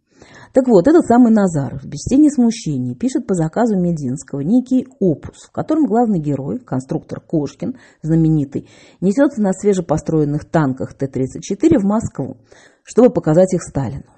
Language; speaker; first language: Russian; native; Russian